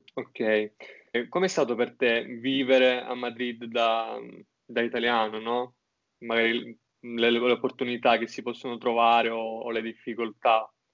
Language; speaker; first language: Italian; native; Italian